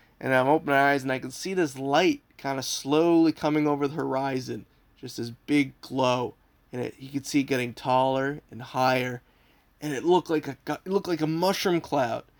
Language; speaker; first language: English; native; English